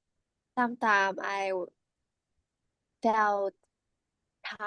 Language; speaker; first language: English; non-native, learner; Vietnamese